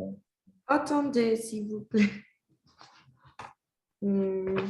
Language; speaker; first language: French; non-native, learner; Spanish